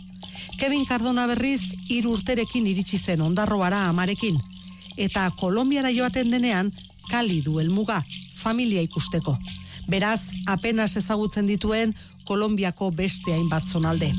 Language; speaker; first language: Basque; native; Basque